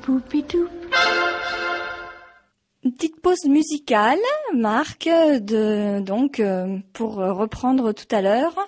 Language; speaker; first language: French; native; French